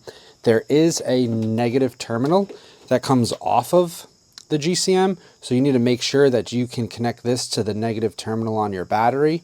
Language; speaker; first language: English; native; English